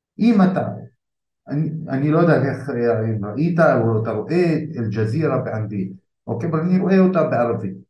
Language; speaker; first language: Hebrew; non-native, local second language; Arabic